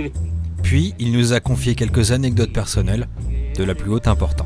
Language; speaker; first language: French; native; French